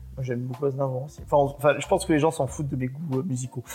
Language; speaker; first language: French; native; French